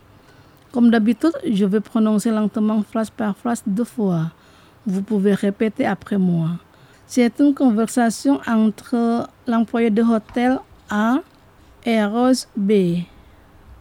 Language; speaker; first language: French; non-native, fluent; Indonesian